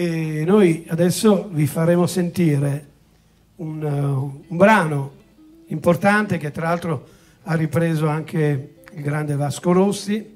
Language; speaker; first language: Italian; native; Italian